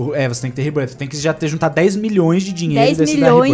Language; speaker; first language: Portuguese; native; Portuguese